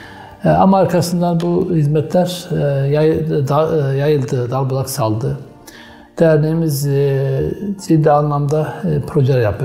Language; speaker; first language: Turkish; native; Turkish